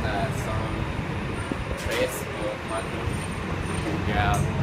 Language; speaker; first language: Spanish; non-native, learner; English